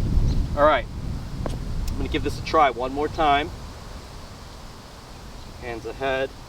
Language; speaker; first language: English; native; English